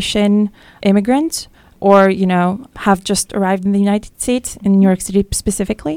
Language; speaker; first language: English; non-native, fluent; French